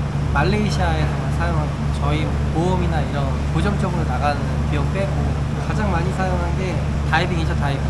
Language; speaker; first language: Korean; native; Korean